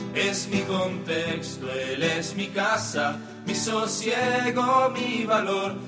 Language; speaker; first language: Spanish; native; Spanish